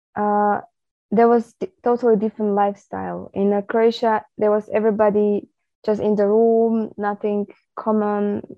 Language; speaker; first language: English; non-native, fluent; Slovak